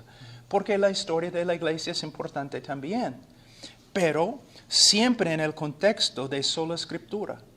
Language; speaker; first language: Spanish; non-native, fluent; English